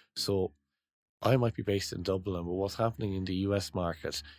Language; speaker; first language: English; native; English